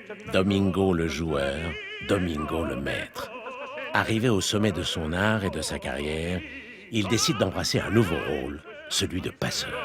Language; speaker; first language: French; native; French